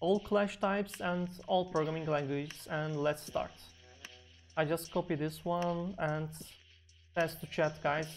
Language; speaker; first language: English; non-native, fluent; Turkish